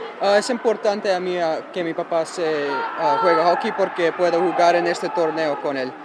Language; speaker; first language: Spanish; early bilingual, heritage; Spanish